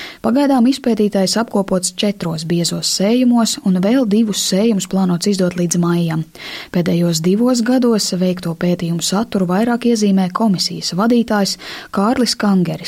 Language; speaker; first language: Latvian; native; Latvian